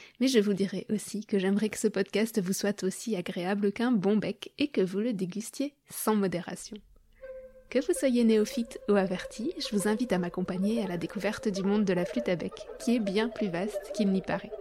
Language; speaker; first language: French; native; French